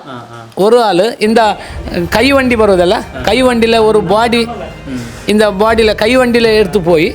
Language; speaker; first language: Tamil; non-native, learner; Kannada